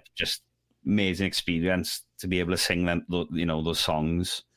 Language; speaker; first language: English; native; English